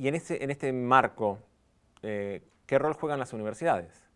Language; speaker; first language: Spanish; native; Spanish